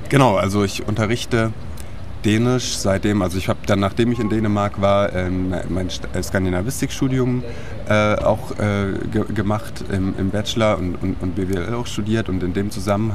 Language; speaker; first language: German; native; German